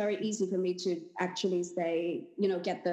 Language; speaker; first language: English; non-native, local second language; Cantonese